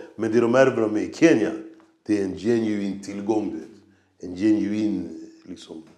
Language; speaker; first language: Swedish; native; Swedish